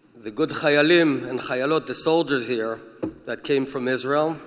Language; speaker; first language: English; early bilingual, heritage; English